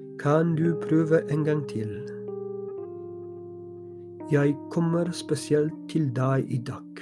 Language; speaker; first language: Norwegian; non-native, fluent; Polish